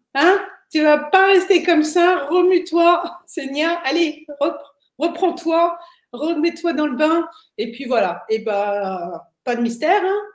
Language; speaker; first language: French; native; French